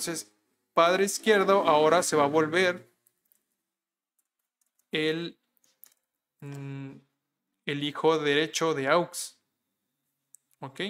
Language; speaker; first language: Spanish; native; Spanish